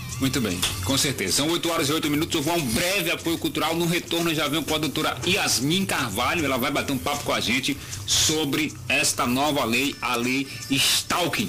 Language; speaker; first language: Portuguese; native; Portuguese